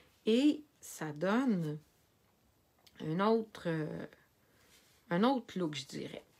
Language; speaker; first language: French; native; French